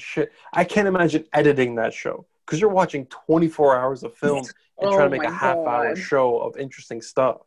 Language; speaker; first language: English; native; English